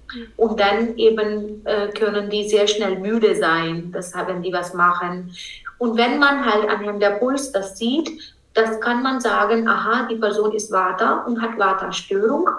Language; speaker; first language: German; non-native, fluent; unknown